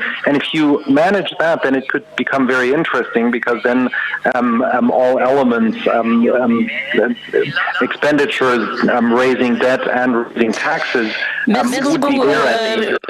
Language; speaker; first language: English; non-native, fluent; German